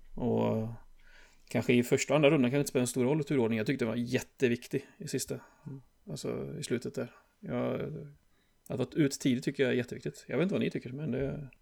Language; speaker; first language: Swedish; native; Swedish